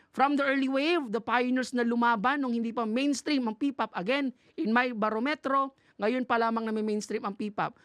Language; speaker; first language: Filipino; native; Filipino